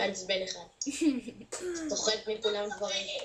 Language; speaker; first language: Hebrew; native; Hebrew